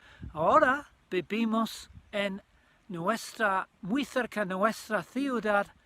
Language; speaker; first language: Spanish; non-native, learner; English